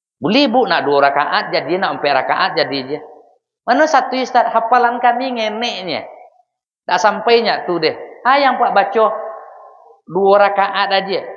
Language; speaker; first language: Malay; non-native, local second language; Minangkabau